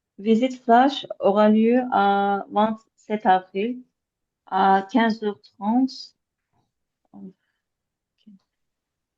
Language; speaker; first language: French; non-native, learner; Azerbaijani